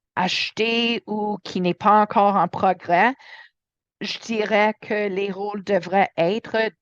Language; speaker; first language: French; non-native, learner; English